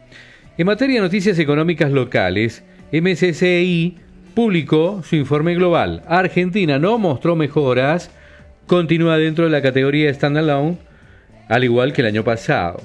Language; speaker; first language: Spanish; native; Spanish